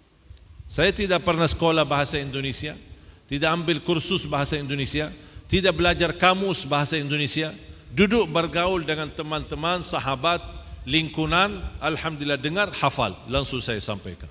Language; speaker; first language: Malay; non-native, fluent; Arabic